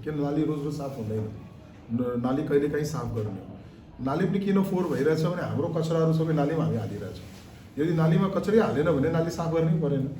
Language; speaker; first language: Nepali; non-native, local second language; Marwari